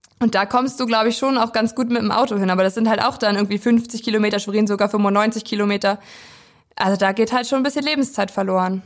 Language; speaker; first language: German; native; German